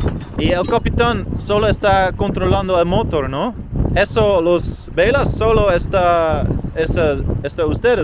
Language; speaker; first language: Spanish; non-native, learner; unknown